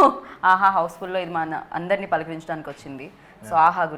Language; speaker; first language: Telugu; native; Telugu